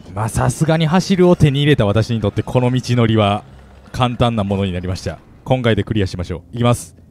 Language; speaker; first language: Japanese; native; Japanese